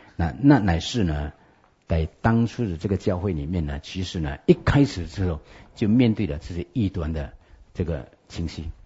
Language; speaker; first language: Chinese; native; Chinese